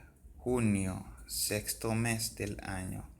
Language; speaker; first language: Spanish; non-native, fluent; Haitian Creole